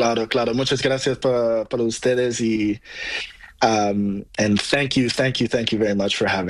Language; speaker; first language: Spanish; non-native, learner; Portuguese